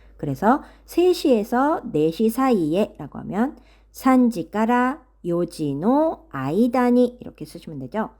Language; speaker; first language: Korean; native; Korean